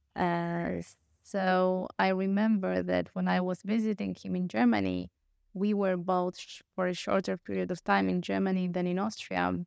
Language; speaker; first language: English; non-native, fluent; Polish